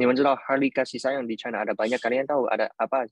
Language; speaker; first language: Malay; non-native, fluent; Chinese